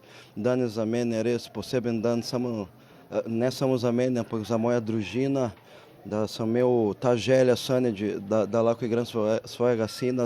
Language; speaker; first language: Slovenian; non-native, learner; Portuguese